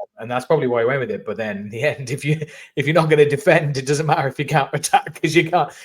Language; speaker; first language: English; native; English